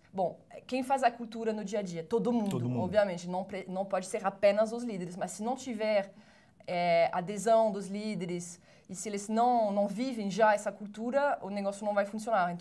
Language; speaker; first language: Portuguese; non-native, fluent; French